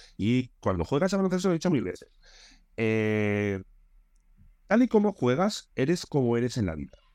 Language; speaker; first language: Spanish; native; Spanish